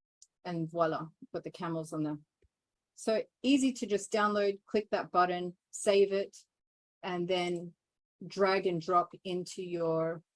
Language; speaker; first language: English; native; English